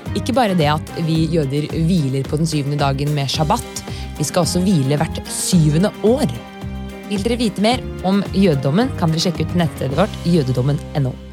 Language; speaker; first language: Norwegian; native; Norwegian